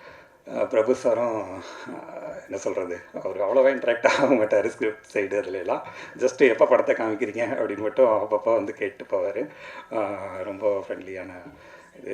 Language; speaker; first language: Tamil; native; Tamil